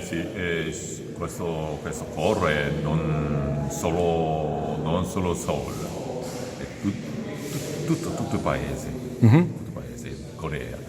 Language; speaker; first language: Italian; non-native, learner; Korean